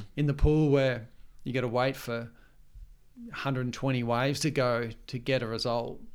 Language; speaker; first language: English; native; English